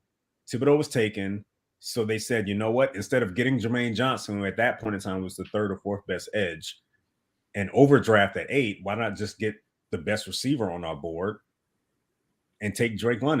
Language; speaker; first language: English; native; English